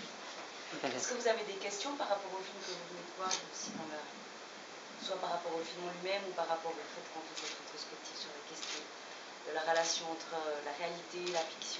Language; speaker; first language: French; native; French